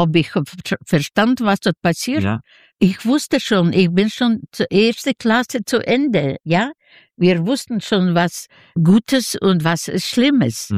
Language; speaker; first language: German; non-native, fluent; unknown